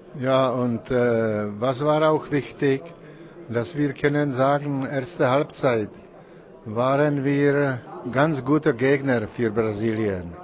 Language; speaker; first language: German; non-native, learner; Czech